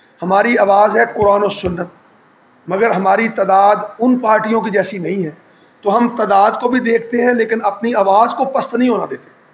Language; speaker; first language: Urdu; non-native, local second language; Punjabi